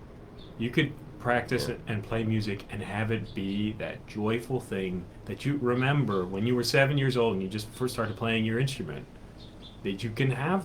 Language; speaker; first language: English; native; English